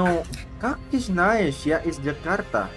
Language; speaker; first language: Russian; non-native, learner; Indonesian